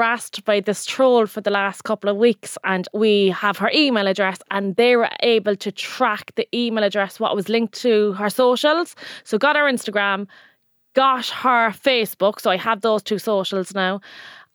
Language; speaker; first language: English; native; English